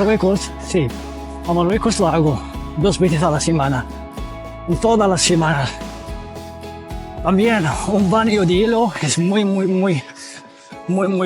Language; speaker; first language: Spanish; non-native, fluent; Arabic